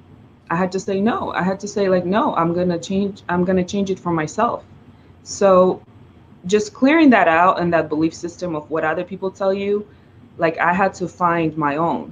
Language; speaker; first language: English; non-native, fluent; Russian